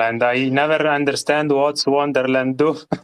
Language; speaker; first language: English; non-native, learner; Italian